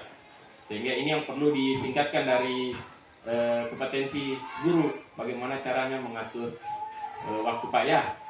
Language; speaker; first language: Indonesian; native; Indonesian